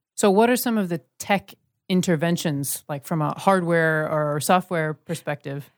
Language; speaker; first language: English; native; English